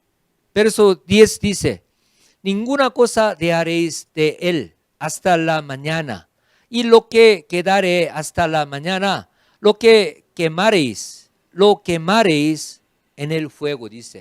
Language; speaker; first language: Spanish; non-native, fluent; Korean